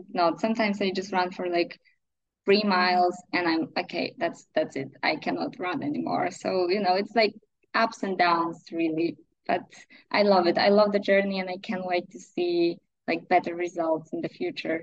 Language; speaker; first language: English; non-native, fluent; Polish